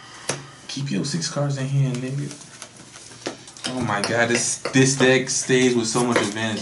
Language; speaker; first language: English; native; English